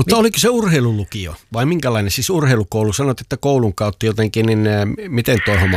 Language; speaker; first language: Finnish; native; Finnish